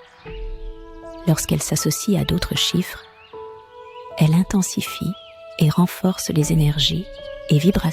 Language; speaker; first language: French; native; French